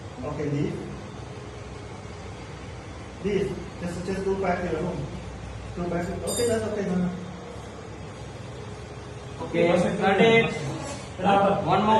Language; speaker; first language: English; non-native, learner; Bangla